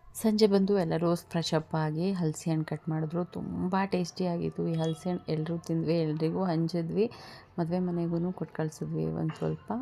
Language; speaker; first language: Kannada; native; Kannada